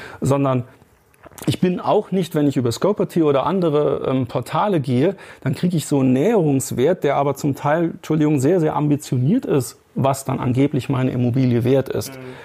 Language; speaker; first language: German; native; German